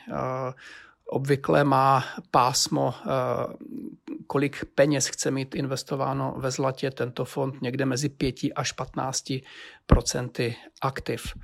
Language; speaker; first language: Czech; native; Czech